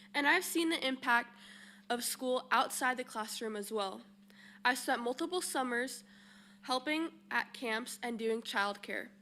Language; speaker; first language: English; early bilingual, other home language; Spanish